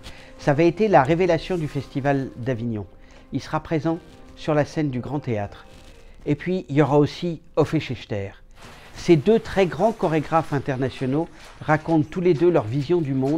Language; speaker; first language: French; native; French